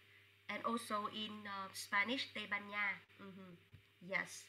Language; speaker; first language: English; non-native, fluent; Vietnamese